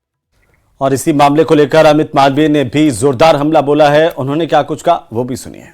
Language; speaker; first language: Hindi; native; Hindi